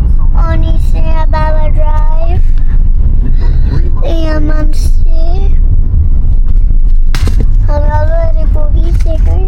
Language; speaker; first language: Nepali; early bilingual, heritage; Nepali